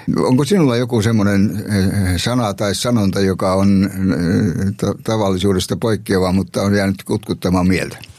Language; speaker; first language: Finnish; native; Finnish